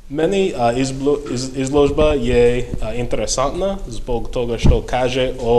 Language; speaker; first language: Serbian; non-native, learner; English